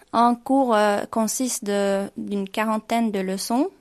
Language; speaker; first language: French; non-native, fluent; Swedish